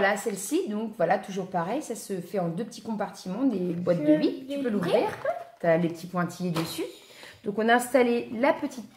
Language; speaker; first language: French; native; French